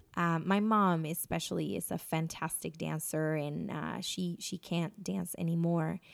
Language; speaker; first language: English; non-native, fluent; Spanish